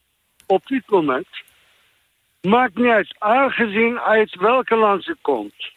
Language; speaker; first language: Dutch; non-native, fluent; Turkish